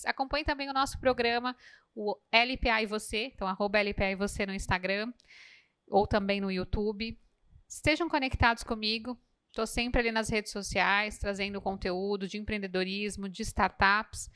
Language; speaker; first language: Portuguese; native; Portuguese